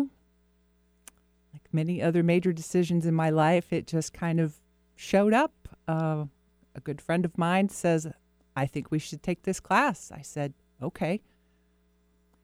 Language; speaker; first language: English; native; English